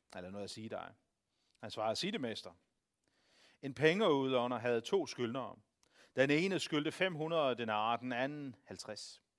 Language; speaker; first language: Danish; native; Danish